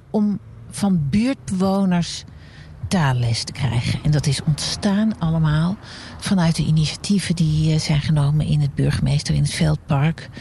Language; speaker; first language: Dutch; native; Dutch